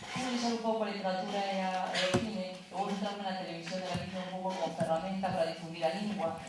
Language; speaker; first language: Galician; non-native, local second language; Spanish